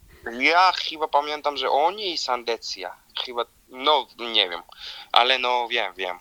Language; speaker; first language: Polish; non-native, learner; Georgian